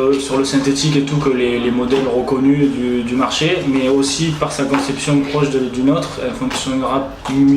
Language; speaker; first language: French; native; French